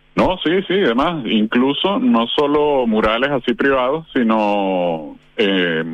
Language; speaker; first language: Spanish; native; Spanish